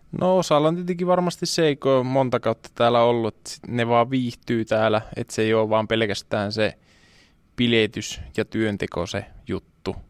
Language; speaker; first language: Finnish; native; Finnish